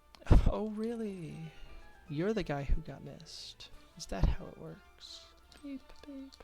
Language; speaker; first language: English; native; English